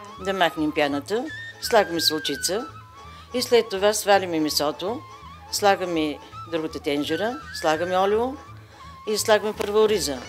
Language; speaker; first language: Bulgarian; native; Bulgarian